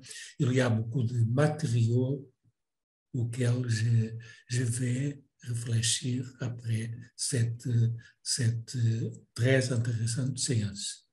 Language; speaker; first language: French; non-native, fluent; Portuguese